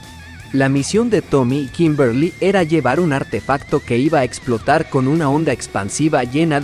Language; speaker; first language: Spanish; native; Spanish